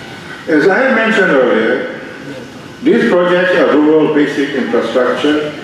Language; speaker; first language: English; non-native, local second language; Malay